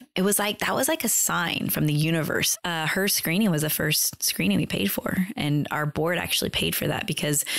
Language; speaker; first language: English; native; English